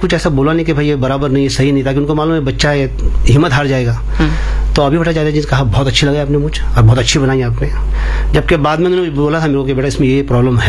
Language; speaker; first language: Hindi; non-native, local second language; Marathi